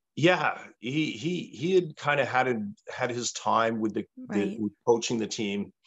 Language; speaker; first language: English; native; English